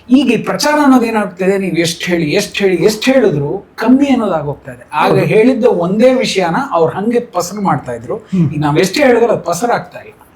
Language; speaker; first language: Kannada; native; Kannada